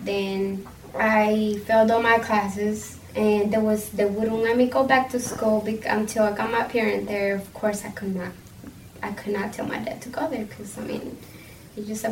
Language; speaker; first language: English; early bilingual, other home language; Spanish